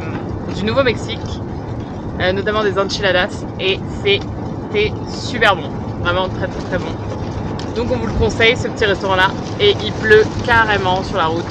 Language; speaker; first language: French; native; French